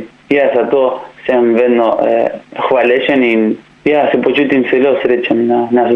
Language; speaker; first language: Slovenian; non-native, learner; Spanish